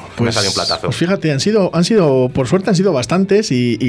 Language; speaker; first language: Spanish; native; Spanish